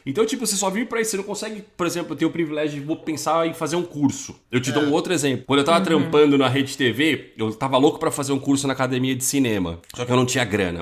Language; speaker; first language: Portuguese; native; Portuguese